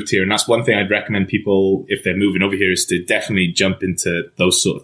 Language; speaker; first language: English; native; English